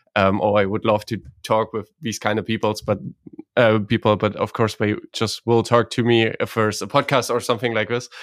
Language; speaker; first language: English; non-native, fluent; Croatian